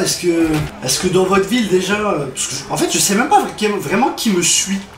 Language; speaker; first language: French; native; French